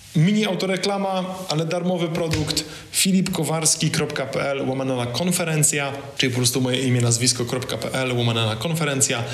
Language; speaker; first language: Polish; native; Polish